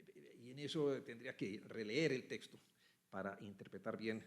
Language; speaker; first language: Spanish; native; Spanish